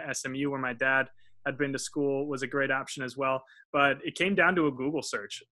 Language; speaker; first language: English; native; English